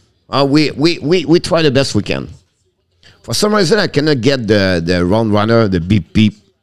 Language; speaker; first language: English; non-native, fluent; French